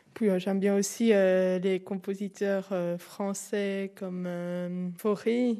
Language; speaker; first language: French; native; French